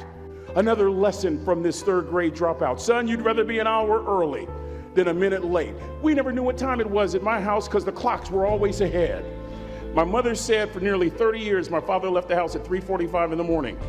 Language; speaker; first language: English; native; English